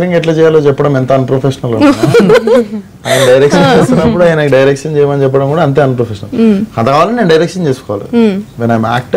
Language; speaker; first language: Telugu; native; Telugu